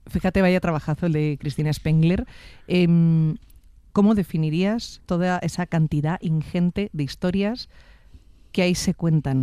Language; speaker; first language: Spanish; native; Spanish